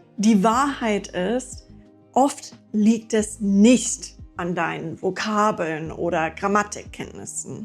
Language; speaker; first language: German; non-native, fluent; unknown